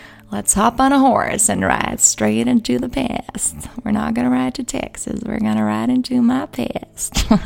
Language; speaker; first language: English; non-native, fluent; Swiss German